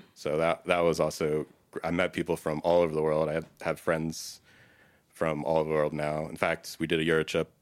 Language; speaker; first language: English; native; English